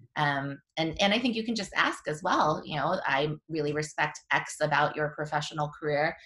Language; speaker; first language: English; native; English